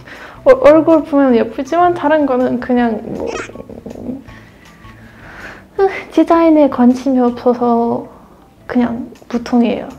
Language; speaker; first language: Korean; non-native, fluent; Russian